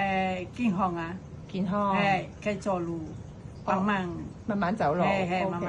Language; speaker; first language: Cantonese; non-native, learner; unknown